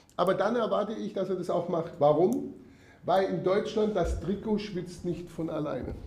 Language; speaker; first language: German; native; German